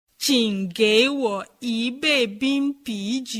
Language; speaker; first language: Chinese; non-native, learner; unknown